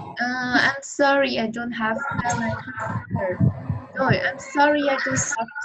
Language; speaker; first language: English; non-native, learner; Vietnamese